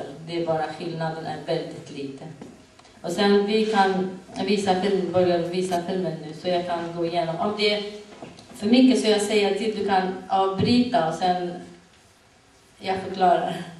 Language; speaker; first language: Swedish; non-native, fluent; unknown